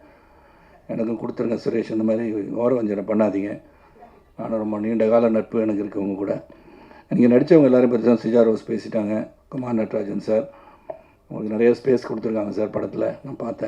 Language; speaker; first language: Tamil; native; Tamil